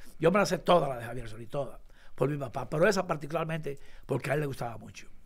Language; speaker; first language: Spanish; native; Spanish